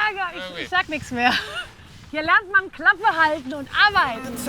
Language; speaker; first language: German; native; German